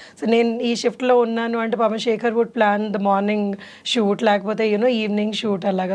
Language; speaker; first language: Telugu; native; Telugu